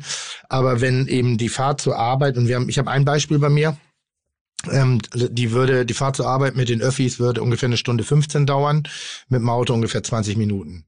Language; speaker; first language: German; native; German